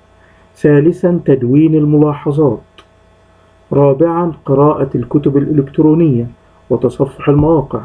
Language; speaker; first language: Arabic; native; Arabic